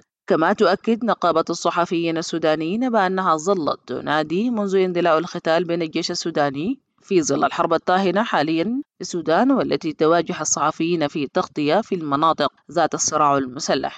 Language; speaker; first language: Arabic; native; Arabic